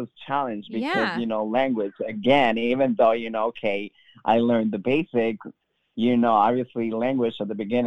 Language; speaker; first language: English; non-native, fluent; Spanish